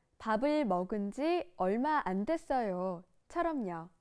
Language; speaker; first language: Korean; native; Korean